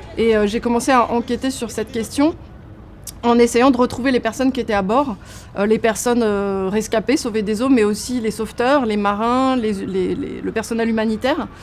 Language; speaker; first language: French; native; French